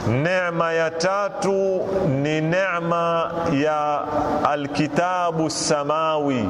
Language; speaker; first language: Swahili; native; Swahili